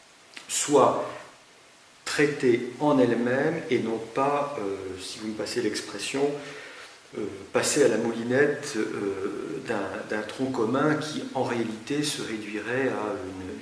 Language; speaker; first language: French; native; French